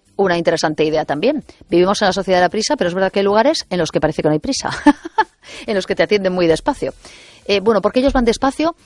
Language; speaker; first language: Spanish; native; Spanish